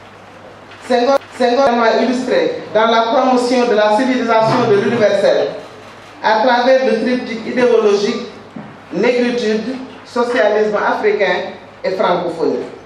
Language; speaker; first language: French; non-native, local second language; Wolof